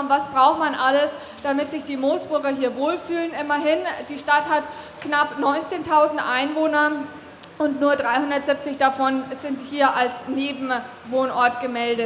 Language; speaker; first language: German; native; German